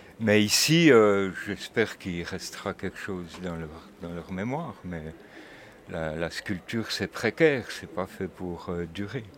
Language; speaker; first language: French; native; French